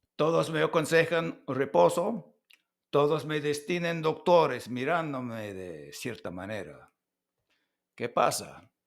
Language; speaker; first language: Spanish; non-native, learner; English